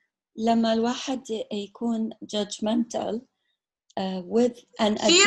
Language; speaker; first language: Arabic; native; Arabic